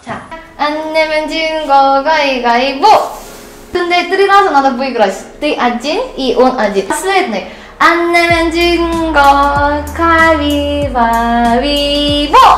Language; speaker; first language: Russian; non-native, fluent; Korean